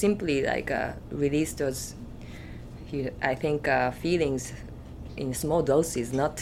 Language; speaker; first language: English; non-native, fluent; Japanese